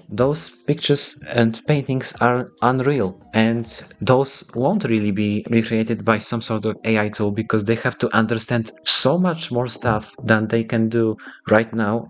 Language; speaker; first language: English; non-native, fluent; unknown